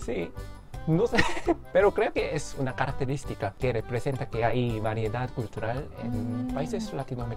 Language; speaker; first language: Spanish; non-native, fluent; Korean